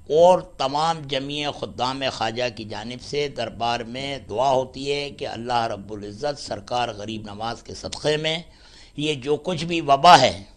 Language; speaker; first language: Hindi; native; Hindi